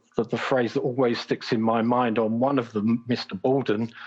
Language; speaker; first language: English; native; English